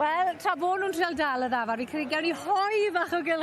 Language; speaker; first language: Welsh; native; Welsh